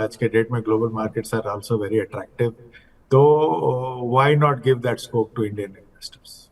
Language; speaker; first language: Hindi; non-native, local second language; Odia